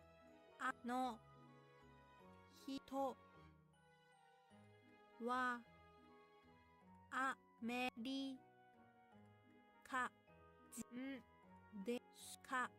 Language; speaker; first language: Japanese; non-native, learner; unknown